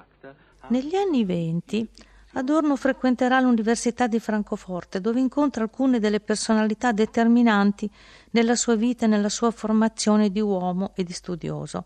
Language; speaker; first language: Italian; native; Italian